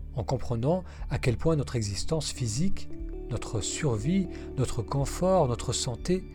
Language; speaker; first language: French; non-native, local second language; Arabic